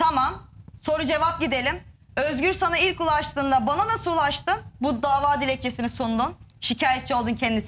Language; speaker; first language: Turkish; native; Turkish